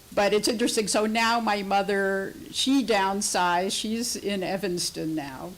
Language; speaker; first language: English; native; English